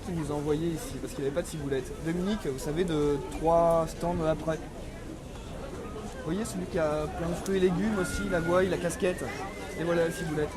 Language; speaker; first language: French; native; French